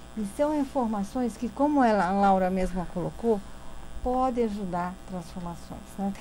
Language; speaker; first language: Portuguese; native; Portuguese